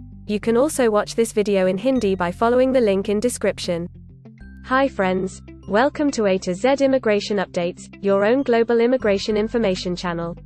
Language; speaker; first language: English; non-native, local second language; Hindi